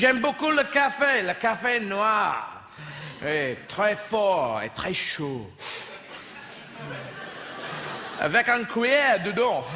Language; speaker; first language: French; non-native, fluent; English